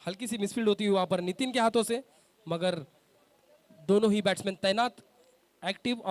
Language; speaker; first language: Hindi; non-native, local second language; Marathi